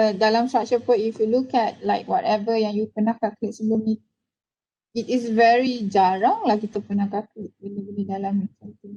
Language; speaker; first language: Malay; native; Malay